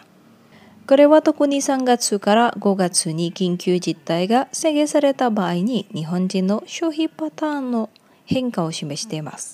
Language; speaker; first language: Japanese; non-native, fluent; Indonesian